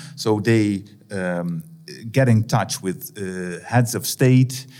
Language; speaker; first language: English; non-native, fluent; Dutch